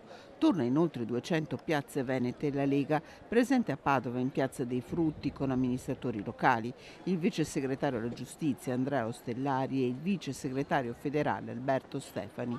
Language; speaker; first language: Italian; native; Italian